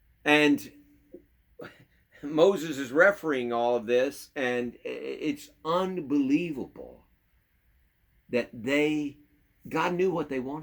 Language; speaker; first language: English; native; English